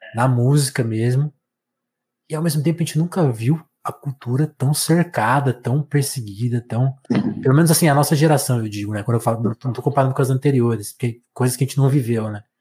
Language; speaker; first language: Portuguese; native; Portuguese